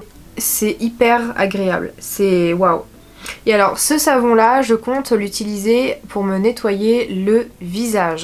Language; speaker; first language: French; native; French